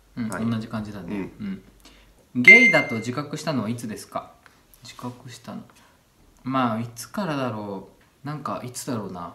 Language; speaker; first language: Japanese; native; Japanese